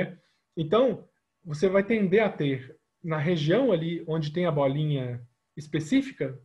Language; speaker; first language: Portuguese; native; Portuguese